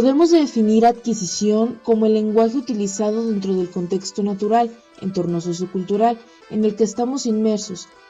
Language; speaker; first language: Spanish; native; Spanish